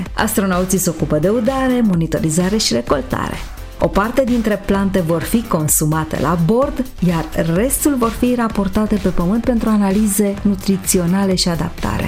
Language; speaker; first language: Romanian; native; Romanian